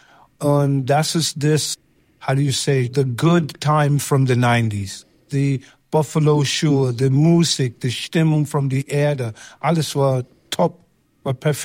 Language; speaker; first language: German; non-native, fluent; English